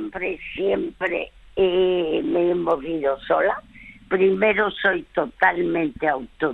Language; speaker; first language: Spanish; early bilingual, other home language; French